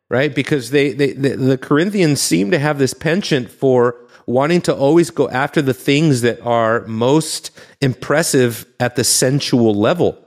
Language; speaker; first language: English; native; English